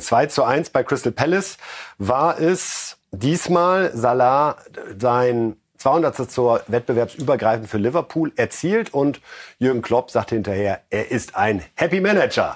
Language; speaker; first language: German; native; German